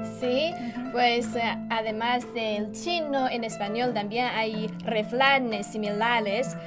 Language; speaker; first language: Spanish; non-native, fluent; Chinese